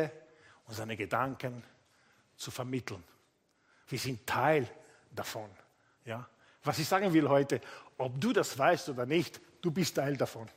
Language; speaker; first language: German; non-native, fluent; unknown